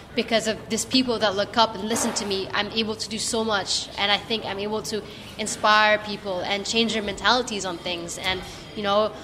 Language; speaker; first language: English; non-native, local second language; Filipino